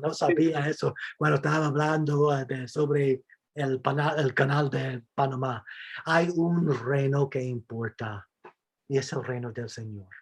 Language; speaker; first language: Spanish; non-native, fluent; English